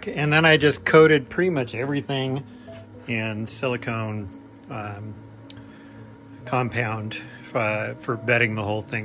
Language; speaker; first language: English; native; English